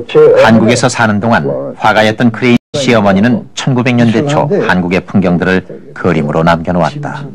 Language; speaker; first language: Korean; native; Korean